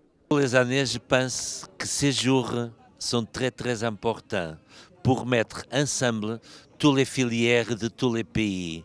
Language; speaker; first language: French; non-native, fluent; Portuguese